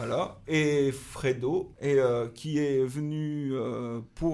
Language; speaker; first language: French; native; French